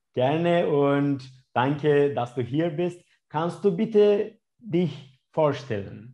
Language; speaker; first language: German; non-native, fluent; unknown